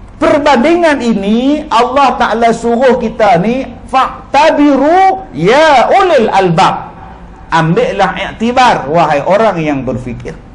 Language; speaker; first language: Malay; native; Malay